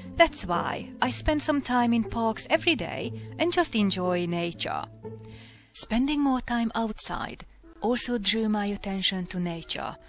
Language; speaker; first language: English; non-native, fluent; Hungarian